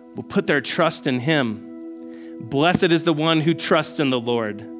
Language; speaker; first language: English; native; English